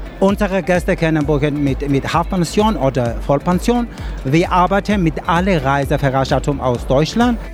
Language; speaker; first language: German; non-native, learner; Greek